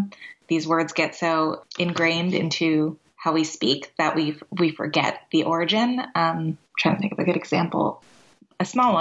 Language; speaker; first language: English; native; English